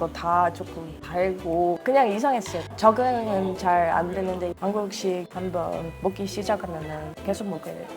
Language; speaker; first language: Korean; non-native, fluent; Dutch